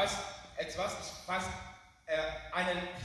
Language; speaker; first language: German; non-native, learner; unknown